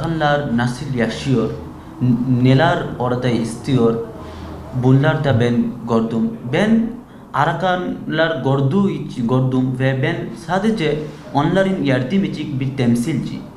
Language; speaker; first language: Turkish; non-native, learner; Bangla